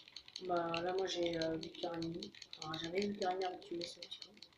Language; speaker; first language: French; native; French